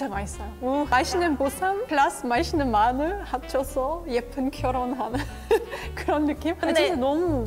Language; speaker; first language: Korean; non-native, fluent; German